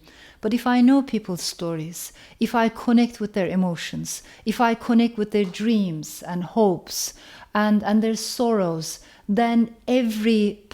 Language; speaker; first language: English; non-native, fluent; Turkish